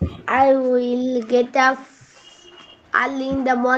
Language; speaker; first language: English; non-native, learner; Bangla